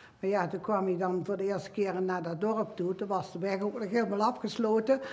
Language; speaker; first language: Dutch; native; Dutch